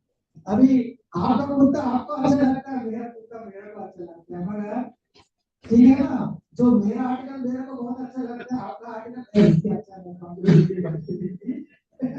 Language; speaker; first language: Hindi; non-native, local second language; Telugu